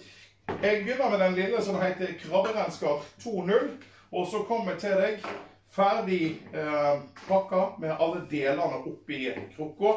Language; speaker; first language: Norwegian; native; Norwegian